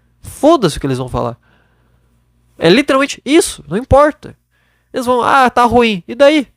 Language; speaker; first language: Portuguese; native; Portuguese